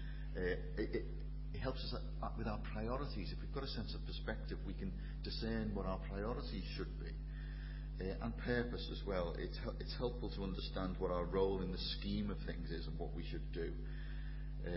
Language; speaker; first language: English; native; English